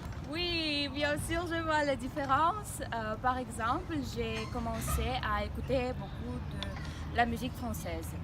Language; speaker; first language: French; non-native, fluent; Russian